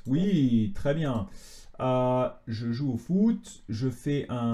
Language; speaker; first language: French; native; French